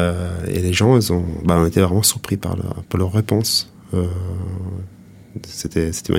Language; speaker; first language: French; non-native, fluent; Italian